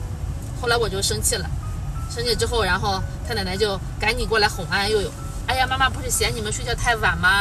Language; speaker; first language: Chinese; native; Chinese